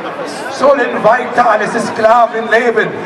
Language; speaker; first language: German; non-native, learner; Arabic